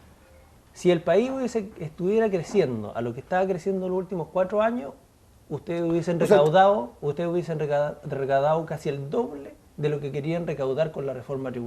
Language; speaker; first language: Spanish; native; Spanish